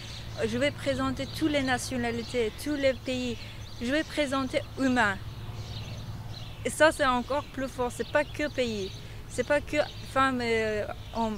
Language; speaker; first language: French; non-native, fluent; Persian